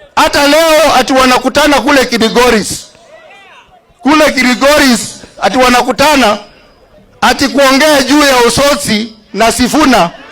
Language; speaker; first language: Swahili; native; Swahili